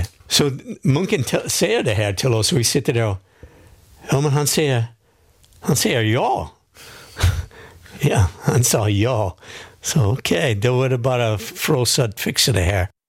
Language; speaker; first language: Swedish; non-native, fluent; English